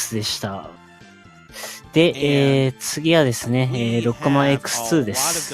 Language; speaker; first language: Japanese; native; Japanese